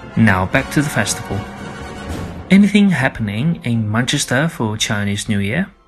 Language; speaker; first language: English; non-native, fluent; Chinese